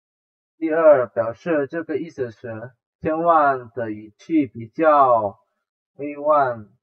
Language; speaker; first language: Chinese; non-native, fluent; Indonesian